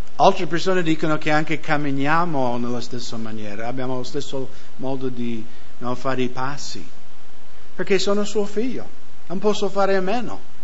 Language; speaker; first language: Italian; non-native, fluent; English